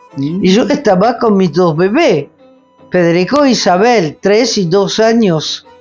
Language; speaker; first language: Spanish; non-native, fluent; French